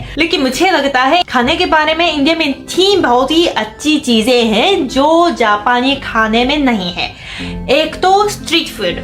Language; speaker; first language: Hindi; non-native, fluent; Japanese